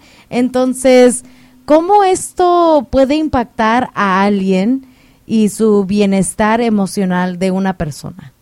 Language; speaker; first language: Spanish; early bilingual, heritage; Spanish